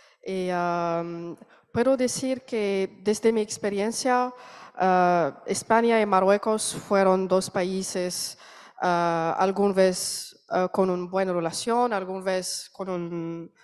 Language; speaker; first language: Spanish; non-native, learner; Arabic